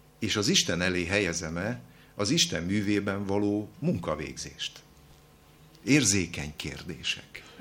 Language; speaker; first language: Hungarian; native; Hungarian